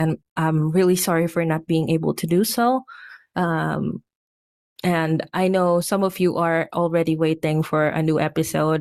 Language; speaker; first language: English; non-native, local second language; Filipino